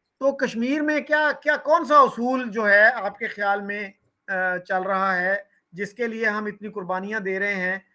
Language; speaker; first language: Urdu; non-native, local second language; Punjabi